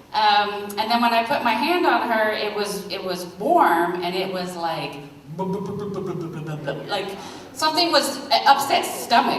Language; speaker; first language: English; native; English